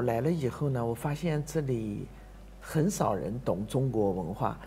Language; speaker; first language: Spanish; non-native, learner; Chinese